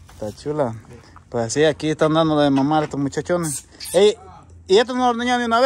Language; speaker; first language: Spanish; native; Spanish